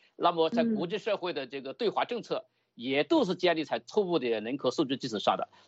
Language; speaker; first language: Chinese; native; Chinese